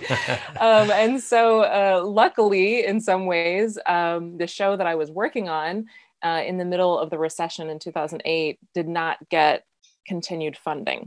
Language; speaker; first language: English; native; English